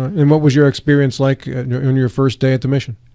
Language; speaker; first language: English; native; English